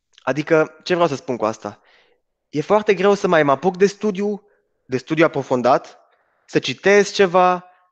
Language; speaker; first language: Romanian; native; Romanian